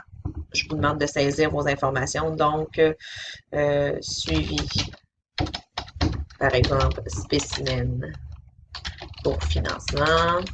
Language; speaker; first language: French; native; French